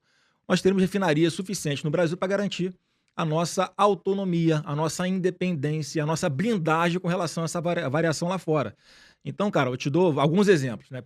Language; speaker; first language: Portuguese; native; Portuguese